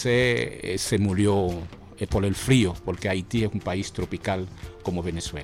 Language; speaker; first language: Spanish; non-native, fluent; Haitian Creole